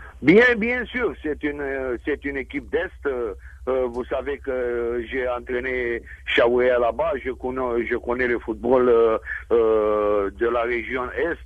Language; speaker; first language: French; non-native, fluent; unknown